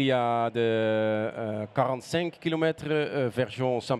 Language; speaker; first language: French; non-native, learner; Dutch